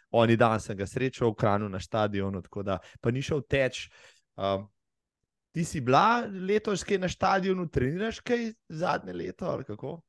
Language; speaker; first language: Slovenian; native; Slovenian